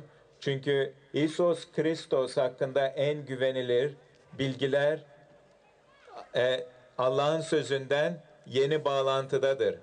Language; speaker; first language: Turkish; early bilingual, heritage; Turkish